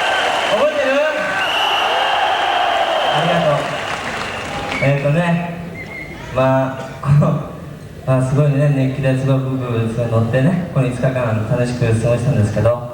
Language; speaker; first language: Japanese; native; Japanese